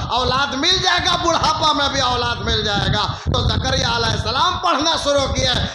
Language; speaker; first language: Urdu; non-native, local second language; Bangla